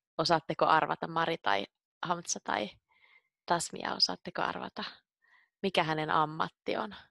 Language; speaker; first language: Finnish; native; Finnish